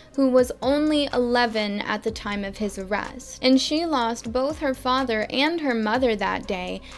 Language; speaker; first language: English; native; English